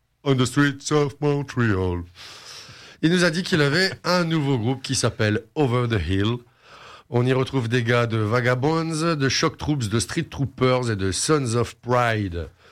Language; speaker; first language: French; native; French